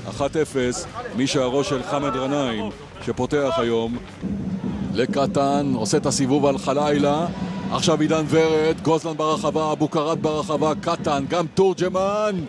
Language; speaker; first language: Hebrew; native; Hebrew